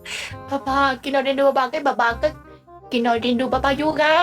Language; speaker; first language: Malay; non-native, learner; Vietnamese